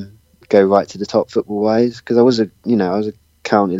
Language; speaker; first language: English; native; English